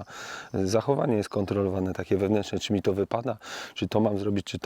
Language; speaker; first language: Polish; native; Polish